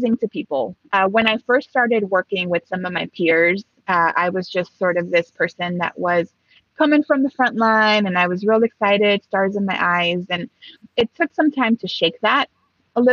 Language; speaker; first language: English; early bilingual, other home language; Spanish